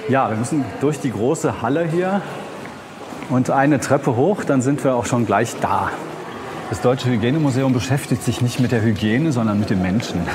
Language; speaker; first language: German; native; German